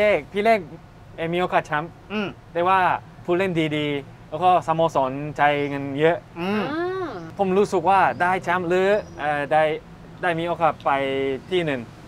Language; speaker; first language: Thai; non-native, learner; Japanese